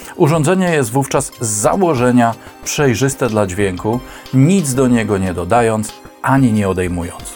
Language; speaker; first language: Polish; native; Polish